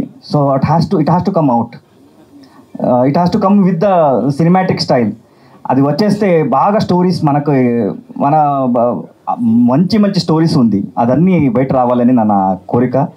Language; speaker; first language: Telugu; non-native, learner; Kannada